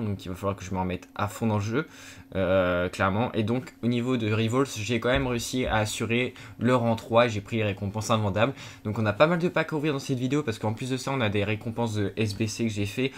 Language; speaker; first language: French; native; French